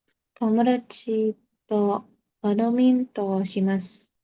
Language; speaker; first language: Japanese; non-native, learner; Indonesian